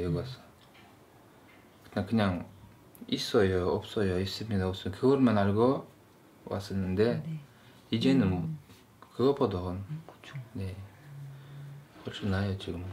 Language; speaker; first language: Korean; non-native, fluent; Kyrgyz